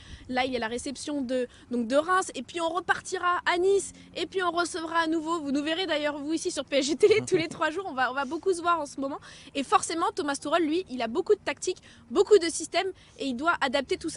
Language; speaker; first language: French; native; French